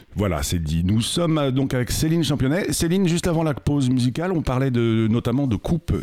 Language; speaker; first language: French; native; French